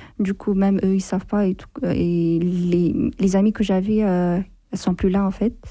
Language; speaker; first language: French; non-native, fluent; Amharic